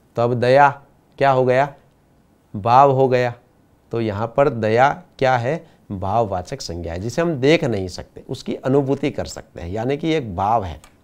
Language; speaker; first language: Hindi; non-native, local second language; Gujarati